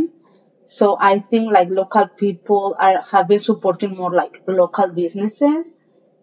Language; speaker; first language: English; non-native, fluent; Spanish